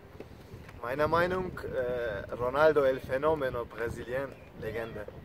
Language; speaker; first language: German; non-native, learner; Turkish